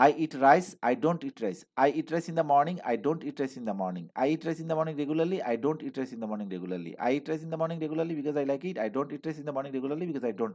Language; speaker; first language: English; non-native, fluent; Bangla